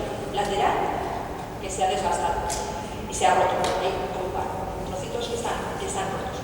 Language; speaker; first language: Spanish; native; Spanish